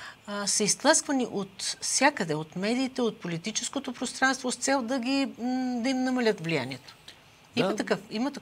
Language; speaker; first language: Bulgarian; native; Bulgarian